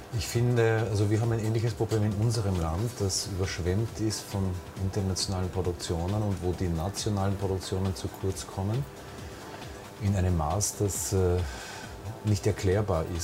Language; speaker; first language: German; native; German